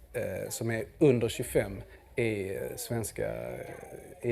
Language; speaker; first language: Swedish; native; Swedish